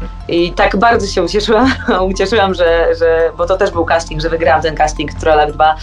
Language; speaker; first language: Polish; native; Polish